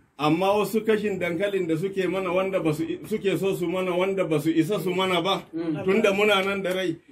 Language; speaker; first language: Hausa; non-native, local second language; Fula